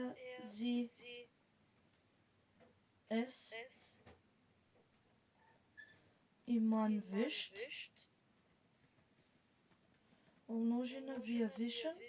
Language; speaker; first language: German; non-native, fluent; Macedonian